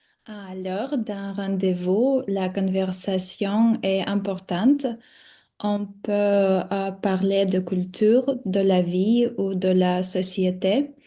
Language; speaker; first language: French; non-native, learner; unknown